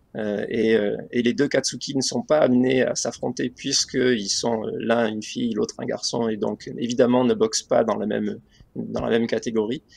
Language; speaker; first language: French; native; French